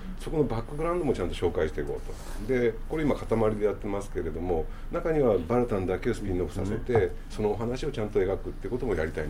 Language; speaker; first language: Japanese; native; Japanese